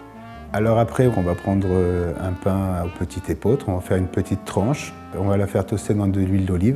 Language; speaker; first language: French; native; French